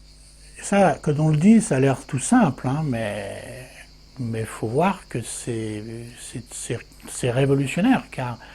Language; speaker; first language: French; native; French